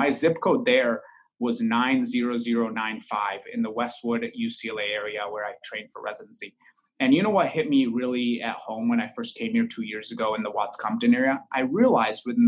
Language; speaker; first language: English; native; English